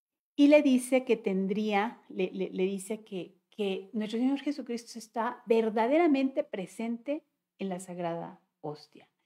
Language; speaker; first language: Spanish; native; Spanish